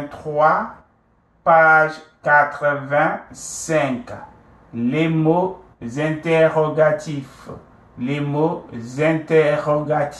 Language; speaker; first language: French; non-native, fluent; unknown